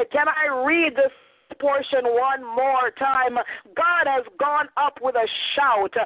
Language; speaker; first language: English; native; English